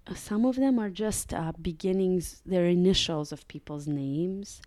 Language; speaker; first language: English; early bilingual, other home language; Russian